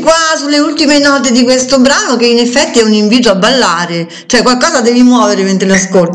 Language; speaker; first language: Italian; native; Italian